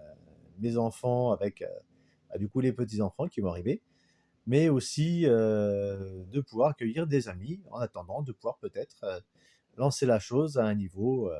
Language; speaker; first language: French; native; French